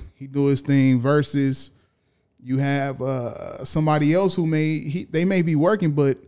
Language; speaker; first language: English; native; English